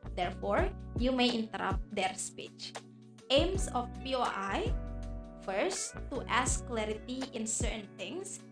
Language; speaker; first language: English; non-native, fluent; Indonesian